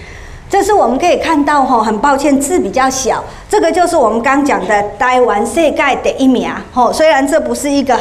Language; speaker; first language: Chinese; native; Chinese